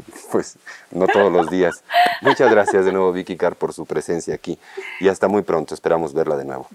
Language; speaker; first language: Spanish; native; Spanish